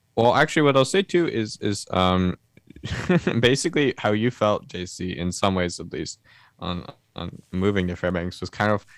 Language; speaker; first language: English; native; English